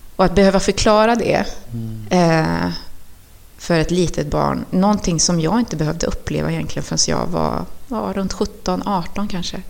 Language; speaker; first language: Swedish; early bilingual, other home language; Spanish